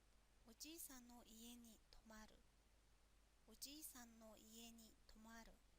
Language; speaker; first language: Japanese; non-native, fluent; Mongolian